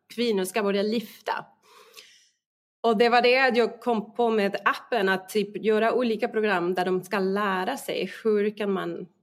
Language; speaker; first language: Swedish; non-native, fluent; Spanish